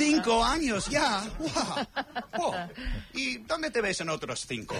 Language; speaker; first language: Spanish; non-native, fluent; English